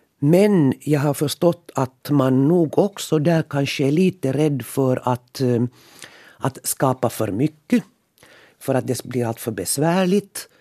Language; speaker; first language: Swedish; native; Swedish